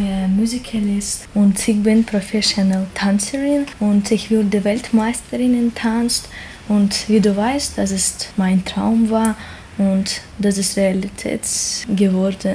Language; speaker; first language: German; non-native, learner; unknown